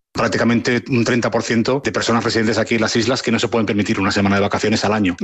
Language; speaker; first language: Spanish; native; Spanish